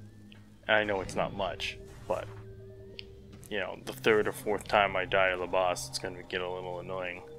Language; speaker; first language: English; native; English